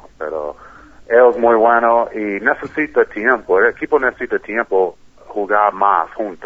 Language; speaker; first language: Spanish; non-native, learner; English